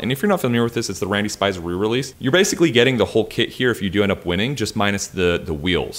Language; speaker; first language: English; native; English